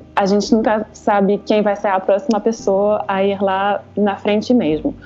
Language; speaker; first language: Portuguese; non-native, fluent; French